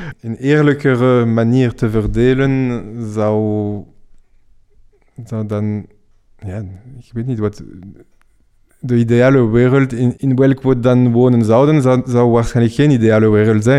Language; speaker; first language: Dutch; non-native, fluent; French